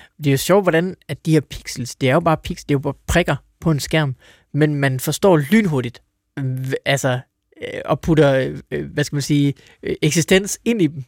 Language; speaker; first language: Danish; native; Danish